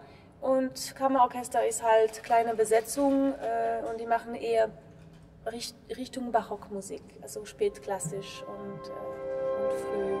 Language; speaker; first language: German; non-native, fluent; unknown